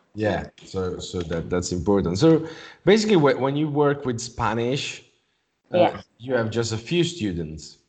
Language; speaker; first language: English; non-native, fluent; Italian